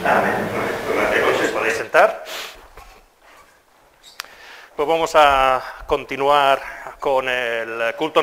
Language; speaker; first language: Spanish; non-native, fluent; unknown